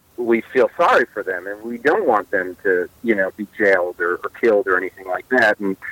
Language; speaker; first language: English; native; English